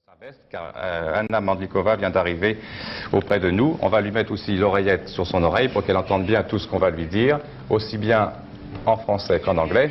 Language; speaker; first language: French; native; French